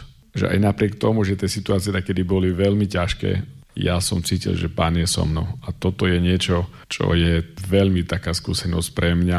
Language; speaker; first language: Slovak; native; Slovak